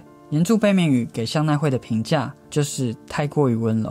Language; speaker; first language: Chinese; native; Chinese